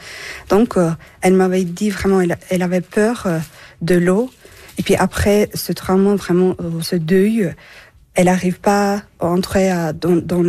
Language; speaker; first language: French; non-native, fluent; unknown